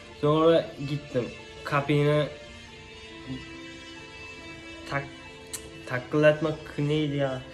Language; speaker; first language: Turkish; non-native, learner; Uzbek